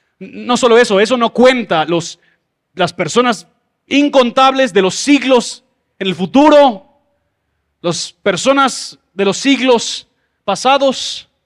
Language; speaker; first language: Spanish; native; Spanish